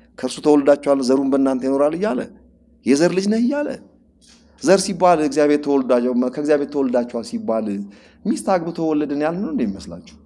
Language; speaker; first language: Amharic; non-native, local second language; Oromo